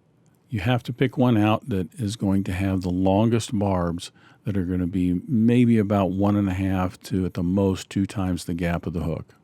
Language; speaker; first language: English; native; English